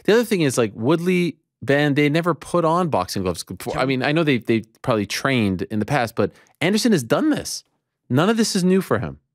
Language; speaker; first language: English; native; English